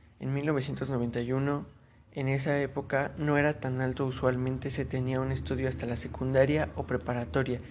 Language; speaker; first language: Spanish; native; Spanish